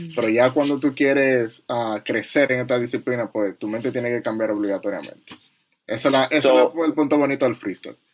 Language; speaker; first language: English; non-native, learner; Spanish